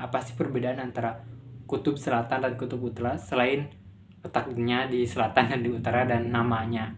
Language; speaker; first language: Indonesian; native; Indonesian